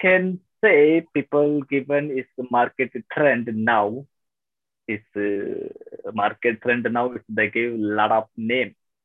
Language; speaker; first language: English; non-native, local second language; Tamil